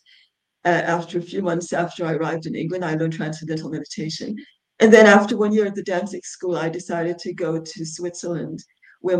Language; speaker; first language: English; native; English